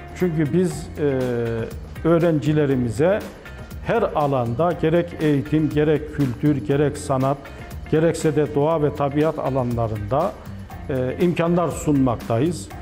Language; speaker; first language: Turkish; native; Turkish